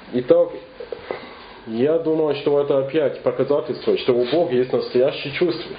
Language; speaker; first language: Russian; non-native, fluent; English